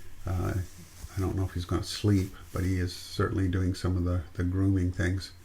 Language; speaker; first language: English; native; English